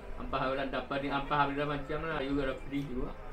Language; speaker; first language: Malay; non-native, local second language; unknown